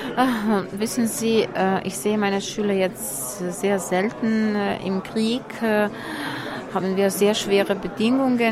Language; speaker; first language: German; non-native, fluent; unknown